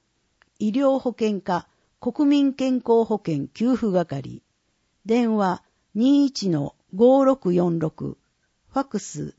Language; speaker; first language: Japanese; native; Japanese